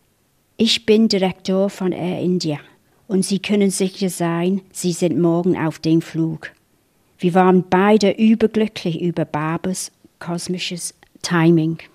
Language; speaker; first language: German; non-native, fluent; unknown